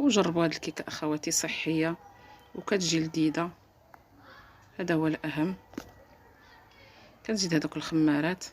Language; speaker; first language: Arabic; native; Arabic